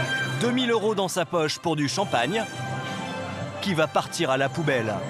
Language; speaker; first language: French; native; French